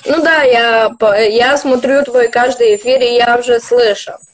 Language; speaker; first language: Russian; non-native, local second language; Ukrainian